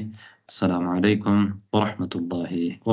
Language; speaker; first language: Arabic; non-native, fluent; Tamil